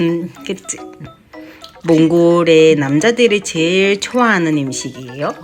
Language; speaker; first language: Korean; non-native, learner; Mongolian